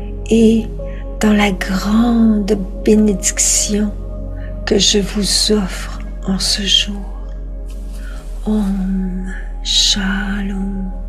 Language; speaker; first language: French; native; French